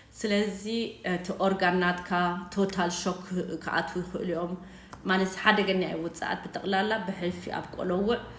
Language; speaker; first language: Tigrinya; native; Tigrinya